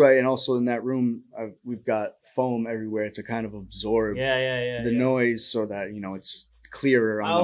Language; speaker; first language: English; native; English